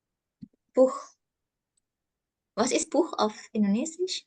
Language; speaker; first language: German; non-native, fluent; Indonesian